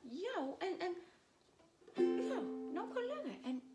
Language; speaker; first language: Icelandic; non-native, fluent; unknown